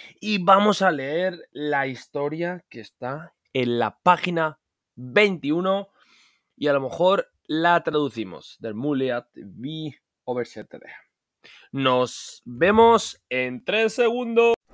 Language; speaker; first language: Spanish; non-native, fluent; Norwegian